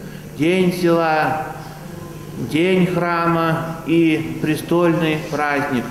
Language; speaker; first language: Russian; native; Russian